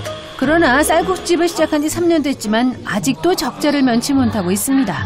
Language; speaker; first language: Korean; native; Korean